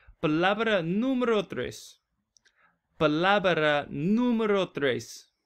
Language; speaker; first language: Spanish; non-native, learner; English